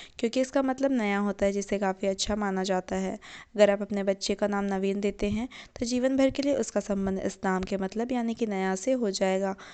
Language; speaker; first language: Hindi; native; Hindi